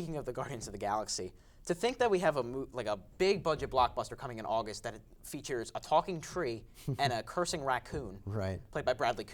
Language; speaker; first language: English; native; English